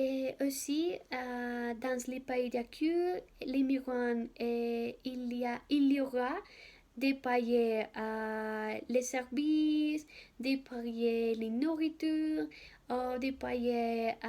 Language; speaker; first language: French; non-native, learner; Spanish